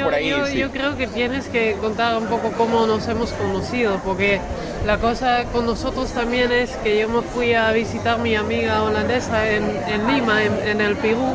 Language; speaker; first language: Spanish; non-native, fluent; Dutch